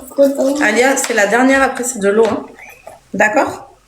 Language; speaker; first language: French; native; French